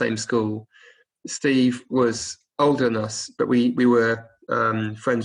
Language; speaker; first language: English; native; English